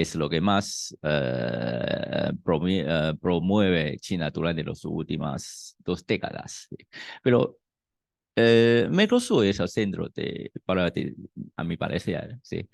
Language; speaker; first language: Spanish; non-native, fluent; Chinese